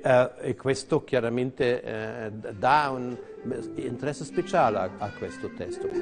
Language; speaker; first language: Italian; non-native, fluent; German